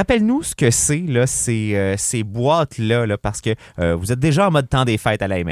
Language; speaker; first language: French; native; French